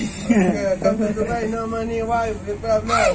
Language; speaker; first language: English; non-native, learner; Hindi